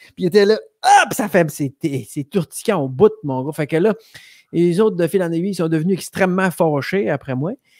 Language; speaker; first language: French; native; French